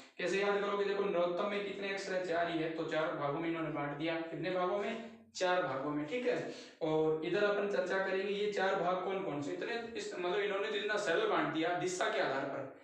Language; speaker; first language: Hindi; native; Hindi